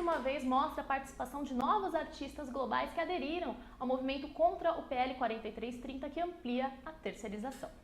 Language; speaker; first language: Portuguese; native; Portuguese